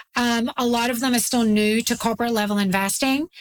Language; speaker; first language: English; native; English